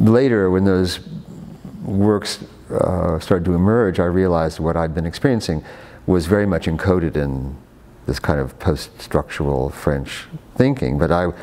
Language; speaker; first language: English; native; English